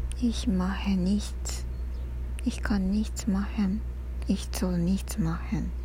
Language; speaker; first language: German; non-native, learner; Japanese